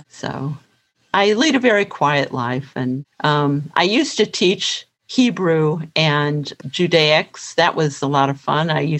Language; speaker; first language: English; native; English